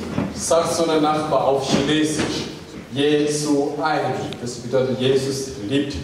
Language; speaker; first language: German; non-native, fluent; Chinese